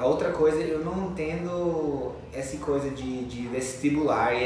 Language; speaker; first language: Portuguese; non-native, fluent; English